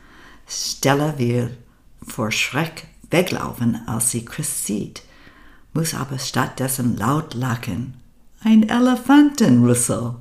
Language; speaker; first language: German; non-native, learner; English